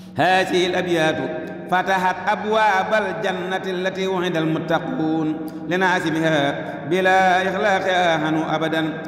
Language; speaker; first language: Arabic; non-native, fluent; Wolof